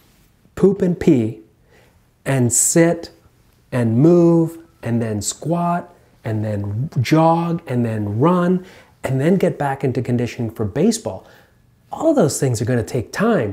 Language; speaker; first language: English; native; English